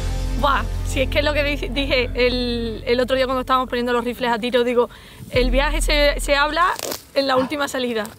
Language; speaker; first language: Spanish; native; Spanish